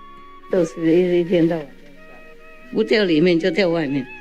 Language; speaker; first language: Chinese; non-native, fluent; Vietnamese